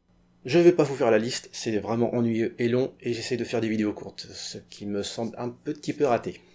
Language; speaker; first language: French; native; French